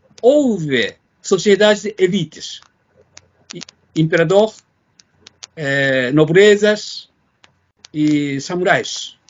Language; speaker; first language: Portuguese; non-native, fluent; Japanese